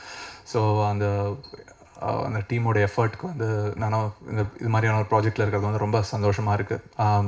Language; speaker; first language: Tamil; native; Tamil